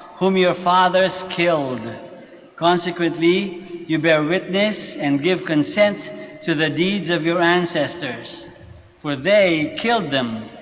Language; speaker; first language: English; non-native, local second language; Filipino